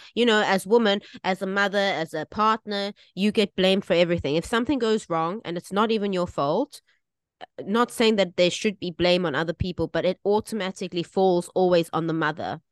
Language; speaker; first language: English; native; English